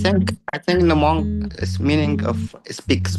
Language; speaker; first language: English; non-native, learner; Arabic